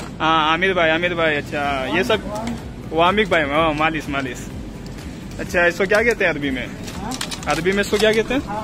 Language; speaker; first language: Hindi; native; Hindi